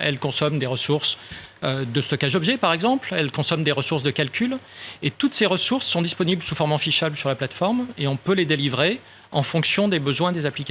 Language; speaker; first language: French; native; French